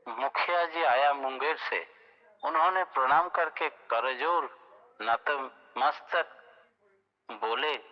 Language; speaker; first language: Hindi; non-native, local second language; Bangla